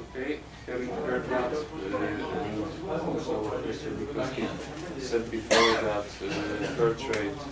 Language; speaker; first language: English; non-native, fluent; Polish